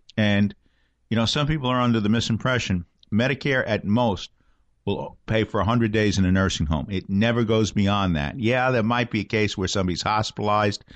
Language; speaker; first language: English; native; English